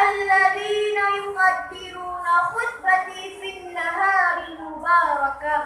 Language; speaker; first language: Arabic; non-native, learner; Achinese